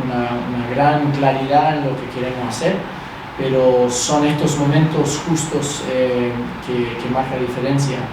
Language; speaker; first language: Spanish; early bilingual, other home language; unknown